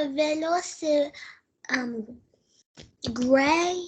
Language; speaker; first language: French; early bilingual, heritage; French